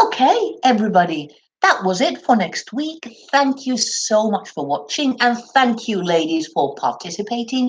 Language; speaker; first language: English; non-native, fluent; Finnish